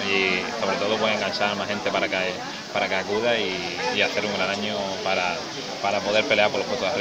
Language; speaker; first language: Spanish; native; Spanish